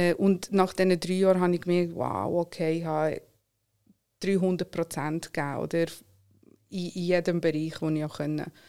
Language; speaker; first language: German; early bilingual, other home language; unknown